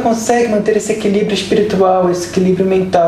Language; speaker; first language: Portuguese; native; Portuguese